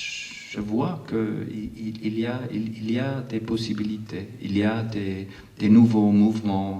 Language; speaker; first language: French; non-native, local second language; Arabic